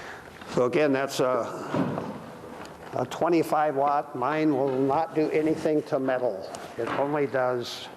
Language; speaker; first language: English; native; English